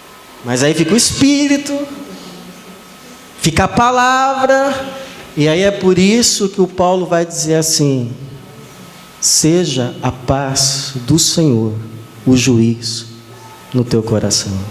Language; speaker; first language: Portuguese; native; Portuguese